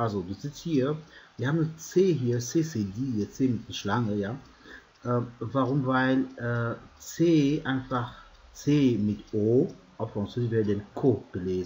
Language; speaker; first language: German; non-native, fluent; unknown